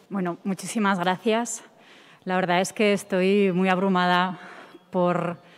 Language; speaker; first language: Spanish; native; Spanish